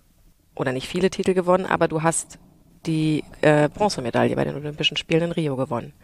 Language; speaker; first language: German; native; German